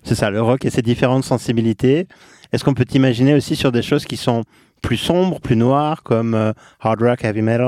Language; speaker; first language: French; native; French